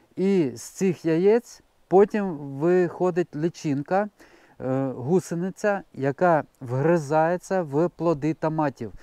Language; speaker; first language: Ukrainian; non-native, local second language; Russian